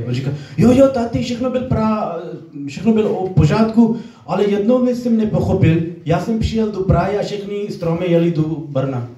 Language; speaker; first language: Czech; non-native, learner; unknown